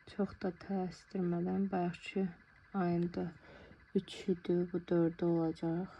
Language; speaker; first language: Azerbaijani; non-native, local second language; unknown